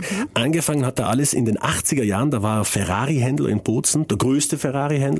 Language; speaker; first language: German; native; German